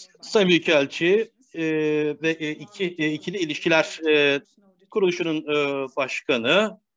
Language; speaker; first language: Turkish; native; Turkish